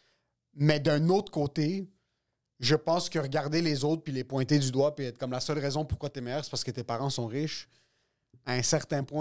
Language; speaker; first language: French; native; French